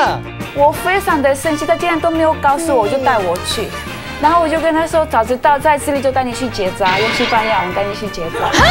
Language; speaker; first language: Chinese; non-native, learner; Russian